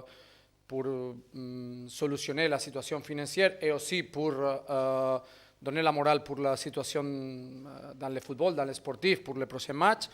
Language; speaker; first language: French; non-native, fluent; Spanish